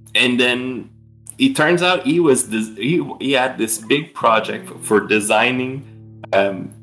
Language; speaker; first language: English; native; English